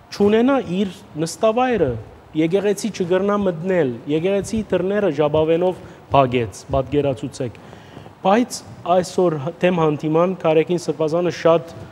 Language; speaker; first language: Armenian; early bilingual, heritage; Armenian